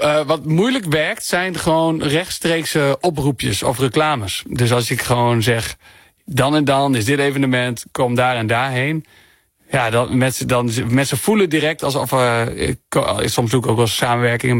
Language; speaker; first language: Dutch; native; Dutch